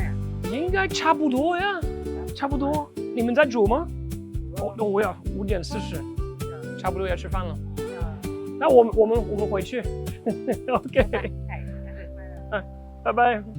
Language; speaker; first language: Chinese; non-native, fluent; French